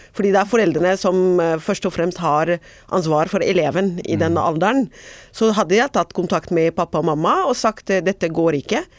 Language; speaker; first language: Norwegian; non-native, fluent; Arabic